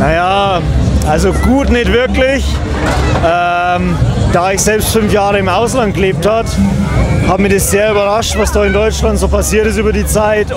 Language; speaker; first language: German; native; German